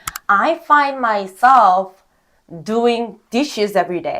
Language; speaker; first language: English; non-native, fluent; Korean